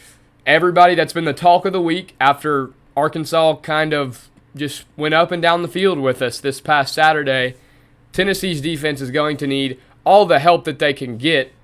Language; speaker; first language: English; native; English